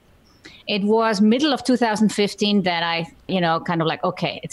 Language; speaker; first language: English; non-native, fluent; Icelandic